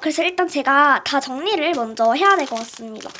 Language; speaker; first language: Korean; native; Korean